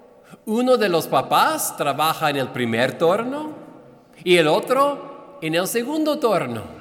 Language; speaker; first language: Spanish; non-native, fluent; English